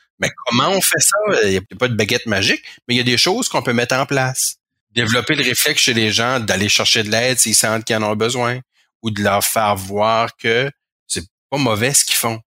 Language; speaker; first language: French; native; French